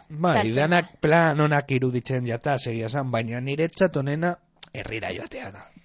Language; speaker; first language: Basque; non-native, local second language; Spanish